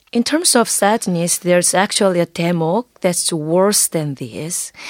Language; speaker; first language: English; non-native, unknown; Korean